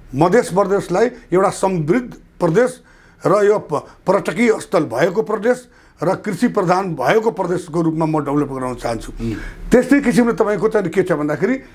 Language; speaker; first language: Nepali; non-native, local second language; Bhojpuri